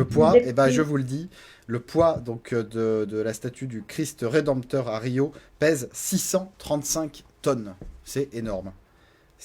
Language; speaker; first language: French; native; French